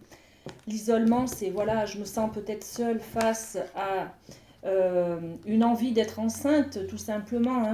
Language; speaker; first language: French; native; French